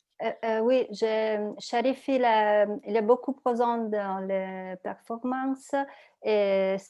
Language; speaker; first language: French; non-native, learner; Italian